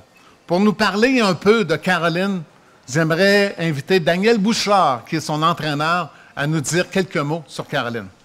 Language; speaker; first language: French; native; French